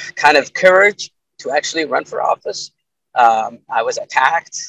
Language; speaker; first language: English; early bilingual, other home language; Arabic